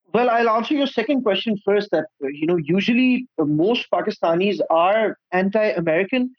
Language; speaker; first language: English; non-native, local second language; Urdu